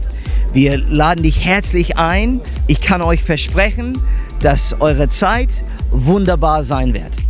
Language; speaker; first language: German; non-native, fluent; English